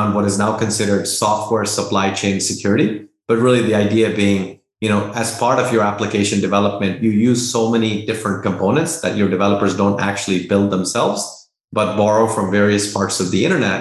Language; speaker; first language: English; non-native, local second language; Hindi